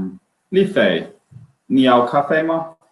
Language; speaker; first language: Chinese; non-native, learner; Swedish